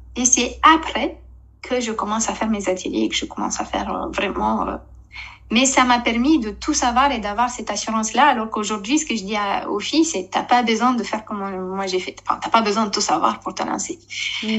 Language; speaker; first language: French; non-native, fluent; Romanian